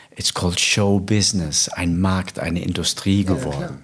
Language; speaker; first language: German; native; German